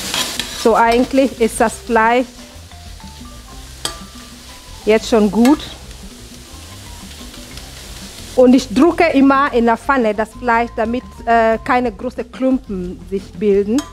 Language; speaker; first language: German; non-native, fluent; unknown